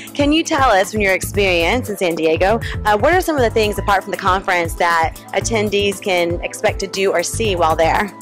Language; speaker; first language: English; native; English